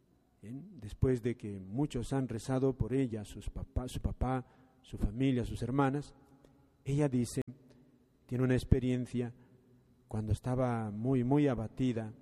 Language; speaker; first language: Spanish; native; Spanish